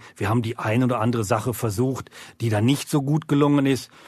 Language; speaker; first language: German; native; German